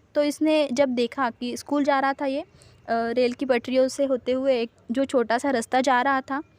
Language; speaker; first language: Hindi; non-native, local second language; Marathi